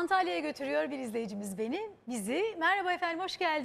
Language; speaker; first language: Turkish; native; Turkish